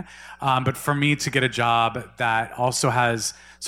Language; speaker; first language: English; native; English